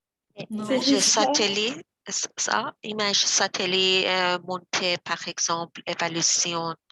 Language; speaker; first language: French; non-native, learner; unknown